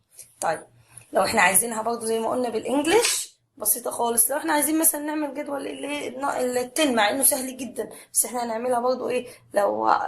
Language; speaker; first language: Arabic; native; Arabic